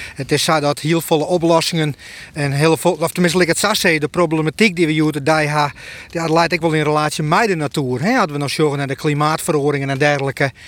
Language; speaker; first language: Dutch; native; Dutch